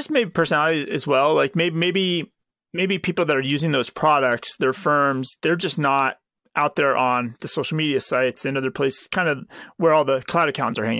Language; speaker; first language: English; native; English